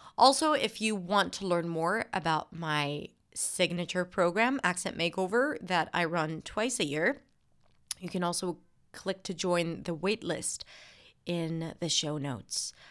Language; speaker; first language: English; non-native, fluent; Hebrew